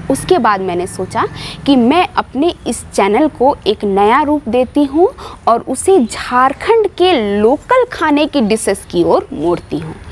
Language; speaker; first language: Hindi; native; Hindi